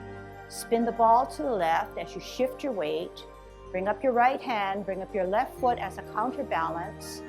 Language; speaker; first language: English; native; English